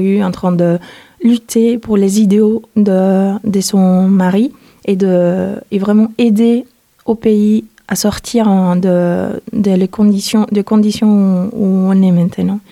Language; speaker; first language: French; non-native, fluent; Spanish